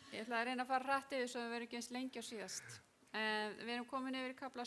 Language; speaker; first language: Icelandic; non-native, fluent; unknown